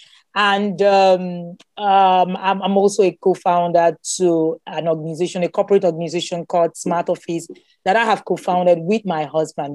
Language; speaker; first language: English; non-native, local second language; Igbo